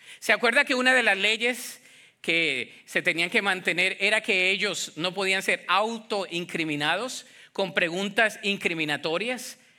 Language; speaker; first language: Spanish; native; Spanish